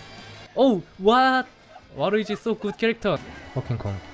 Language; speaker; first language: English; non-native, learner; Korean